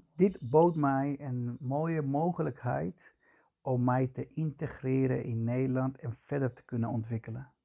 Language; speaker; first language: Dutch; non-native, fluent; Spanish